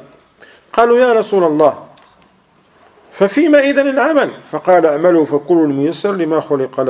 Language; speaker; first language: Arabic; non-native, fluent; English